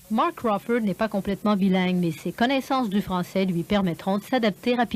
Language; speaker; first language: French; native; French